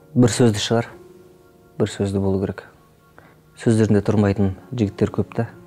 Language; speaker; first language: Kazakh; native; Kazakh